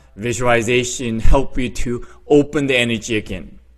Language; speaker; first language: English; non-native, fluent; Chinese